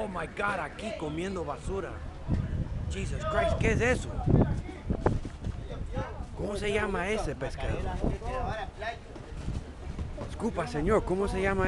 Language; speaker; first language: Spanish; non-native, fluent; English